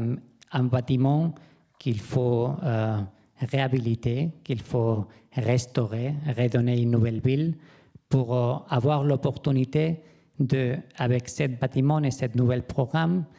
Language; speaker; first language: French; non-native, fluent; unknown